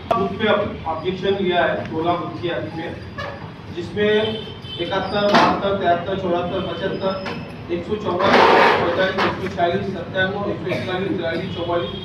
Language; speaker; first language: Hindi; non-native, local second language; Marathi